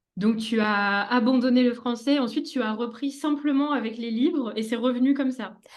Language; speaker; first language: French; native; French